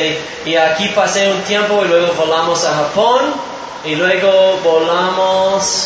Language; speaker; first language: Spanish; non-native, fluent; English